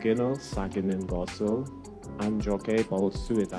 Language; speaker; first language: Korean; non-native, learner; English